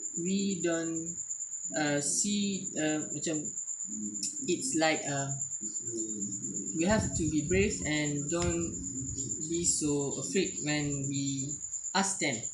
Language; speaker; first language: English; non-native, learner; Malay